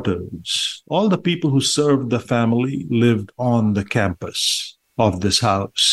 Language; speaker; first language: English; non-native, local second language; Bangla